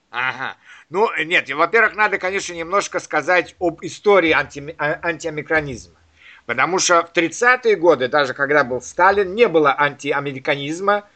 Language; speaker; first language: Russian; native; Russian